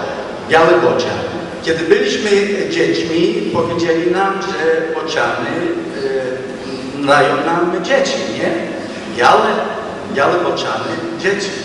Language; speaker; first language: Polish; early bilingual, heritage; Polish